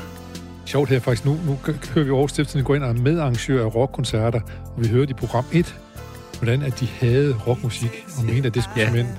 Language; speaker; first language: Danish; native; Danish